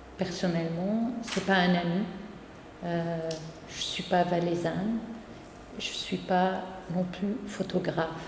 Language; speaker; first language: French; non-native, local second language; Arabic